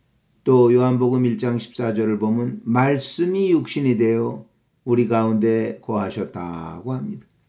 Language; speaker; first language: Korean; native; Korean